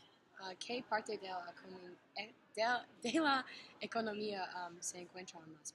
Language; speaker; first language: Spanish; non-native, learner; English